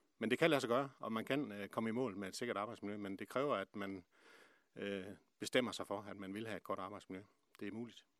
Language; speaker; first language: Danish; native; Danish